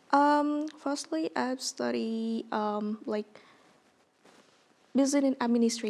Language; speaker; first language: English; non-native, learner; Vietnamese